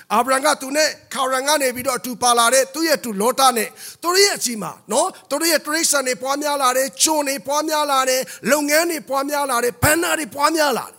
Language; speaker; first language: Burmese; non-native, local second language; S'gaw Karen